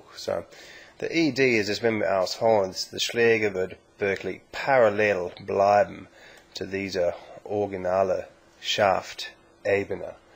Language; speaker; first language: German; non-native, learner; English